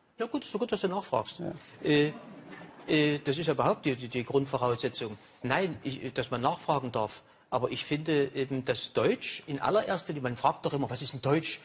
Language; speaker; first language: German; native; German